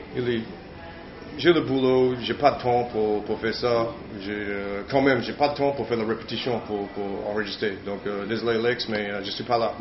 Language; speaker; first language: French; non-native, learner; English